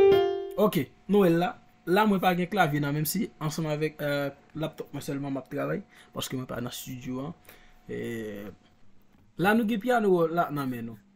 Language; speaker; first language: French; non-native, local second language; Haitian Creole